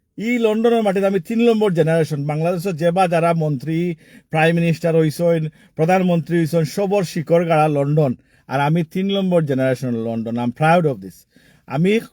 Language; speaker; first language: Bangla; early bilingual, heritage; Sylheti